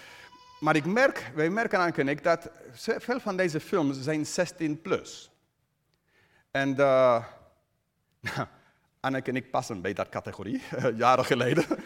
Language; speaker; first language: Dutch; non-native, fluent; English